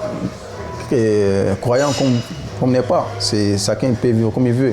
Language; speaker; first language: French; non-native, local second language; Soninke